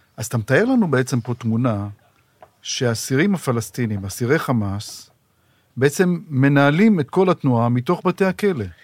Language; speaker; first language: Hebrew; native; Hebrew